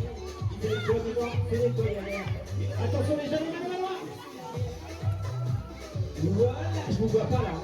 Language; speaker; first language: French; native; French